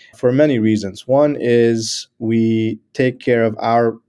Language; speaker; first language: English; non-native, local second language; Gujarati